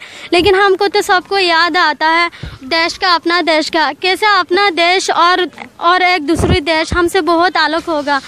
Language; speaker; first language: Hindi; non-native, learner; Rohingya